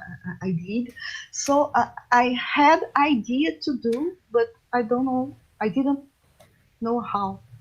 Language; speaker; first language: English; non-native, learner; Portuguese